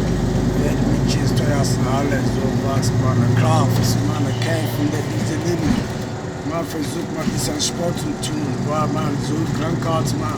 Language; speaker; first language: German; non-native, learner; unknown